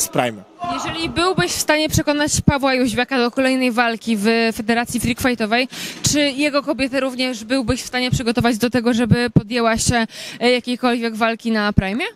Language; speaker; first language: Polish; native; Polish